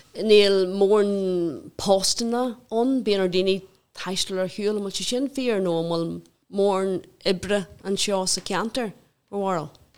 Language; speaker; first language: Irish; non-native, local second language; English